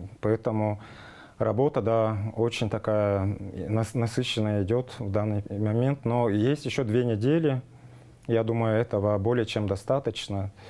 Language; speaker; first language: Russian; non-native, local second language; Tuvinian